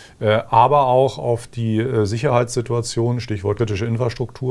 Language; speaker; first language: German; native; German